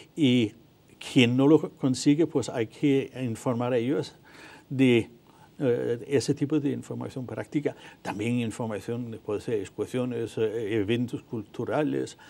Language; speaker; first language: Spanish; non-native, fluent; Danish